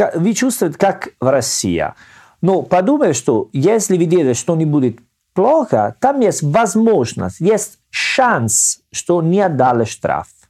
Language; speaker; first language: Russian; non-native, learner; Italian